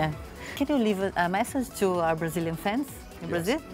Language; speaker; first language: English; non-native, learner; Portuguese